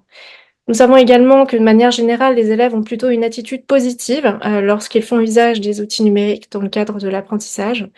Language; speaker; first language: French; native; French